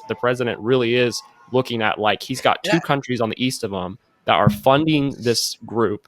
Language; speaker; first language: English; native; English